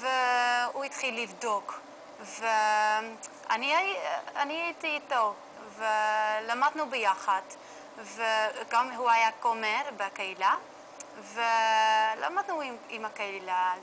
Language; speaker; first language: Hebrew; non-native, learner; Dutch